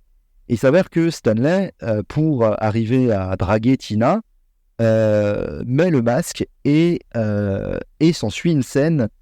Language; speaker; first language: French; native; French